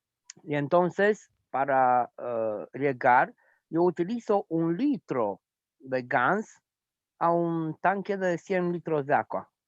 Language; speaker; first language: Spanish; non-native, fluent; Romanian